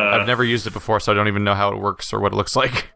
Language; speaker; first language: English; native; English